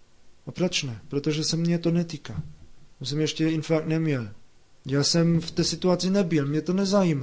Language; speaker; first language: Czech; non-native, fluent; German